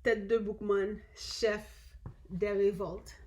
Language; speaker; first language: French; non-native, learner; English